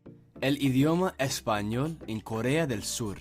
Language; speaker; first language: Spanish; non-native, fluent; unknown